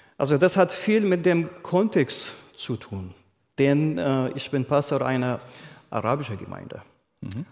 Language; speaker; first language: German; non-native, fluent; Arabic